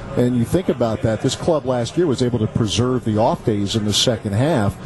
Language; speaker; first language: English; native; English